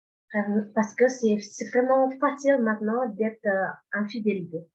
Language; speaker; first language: French; non-native, fluent; Indonesian